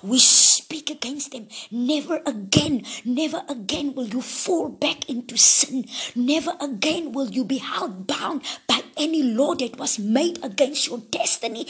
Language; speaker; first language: English; non-native, local second language; Afrikaans